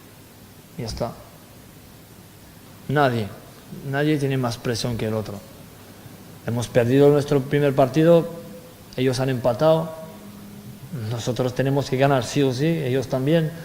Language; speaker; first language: Spanish; non-native, fluent; French